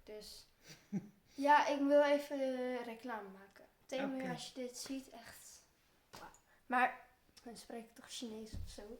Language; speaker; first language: Dutch; early bilingual, heritage; Turkish